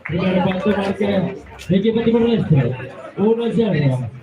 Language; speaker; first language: Portuguese; non-native, local second language; Tetum